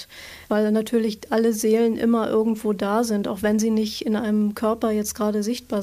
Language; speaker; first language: German; native; German